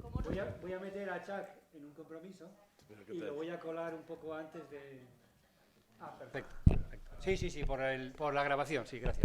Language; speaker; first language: Spanish; native; Spanish